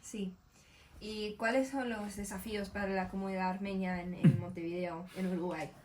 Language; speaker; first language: Spanish; non-native, learner; English